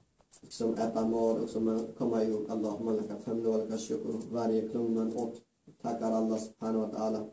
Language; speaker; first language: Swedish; non-native, fluent; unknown